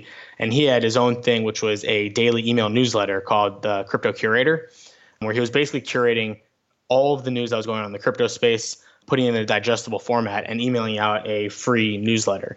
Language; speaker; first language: English; native; English